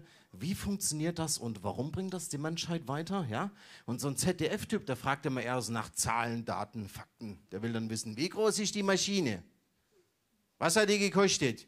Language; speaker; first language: German; native; German